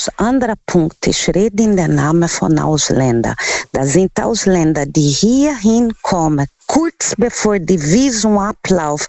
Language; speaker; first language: German; non-native, fluent; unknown